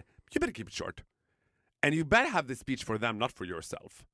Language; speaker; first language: English; non-native, fluent; Swedish